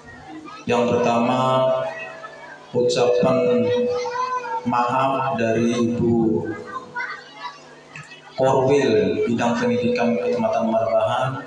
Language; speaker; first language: Indonesian; non-native, local second language; Banjar